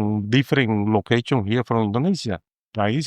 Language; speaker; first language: English; non-native, fluent; Spanish